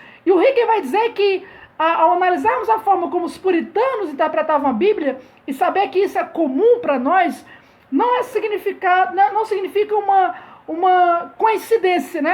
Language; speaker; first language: Portuguese; native; Portuguese